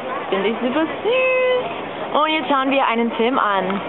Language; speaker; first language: German; non-native, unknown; English